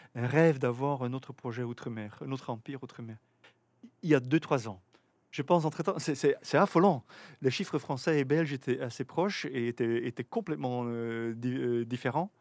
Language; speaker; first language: French; native; French